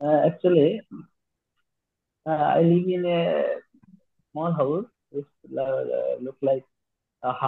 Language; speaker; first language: English; non-native, learner; Bangla